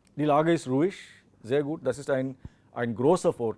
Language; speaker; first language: German; non-native, fluent; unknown